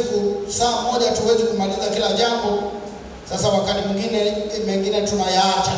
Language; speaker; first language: Swahili; native; Swahili